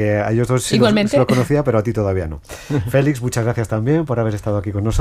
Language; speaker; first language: Spanish; native; Spanish